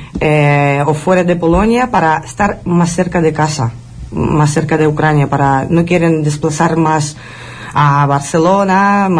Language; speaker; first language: Spanish; non-native, fluent; Ukrainian